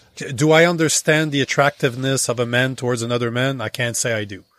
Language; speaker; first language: English; native; English